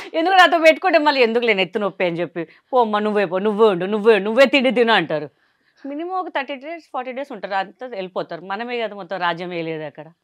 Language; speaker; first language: Telugu; non-native, local second language; Hindi